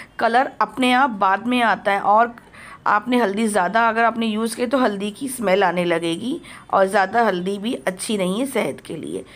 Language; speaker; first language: Hindi; native; Hindi